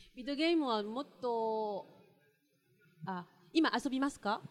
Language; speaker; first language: Japanese; non-native, learner; French